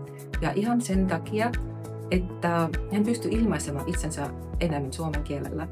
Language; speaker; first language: Finnish; non-native, fluent; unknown